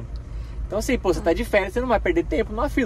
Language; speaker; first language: Portuguese; native; Portuguese